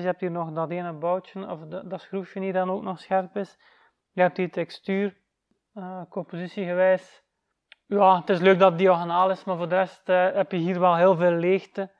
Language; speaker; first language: Dutch; native; Dutch